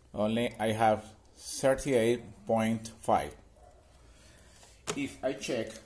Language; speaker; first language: English; non-native, learner; Spanish